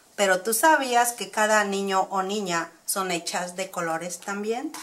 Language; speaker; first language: Spanish; early bilingual, heritage; Spanish